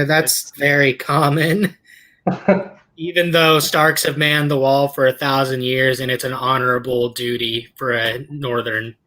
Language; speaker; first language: English; native; English